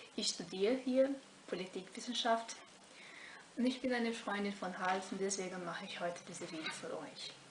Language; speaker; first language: German; non-native, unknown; Portuguese